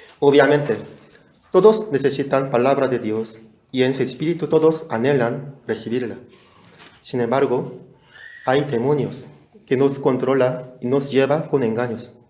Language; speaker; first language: Spanish; non-native, fluent; Korean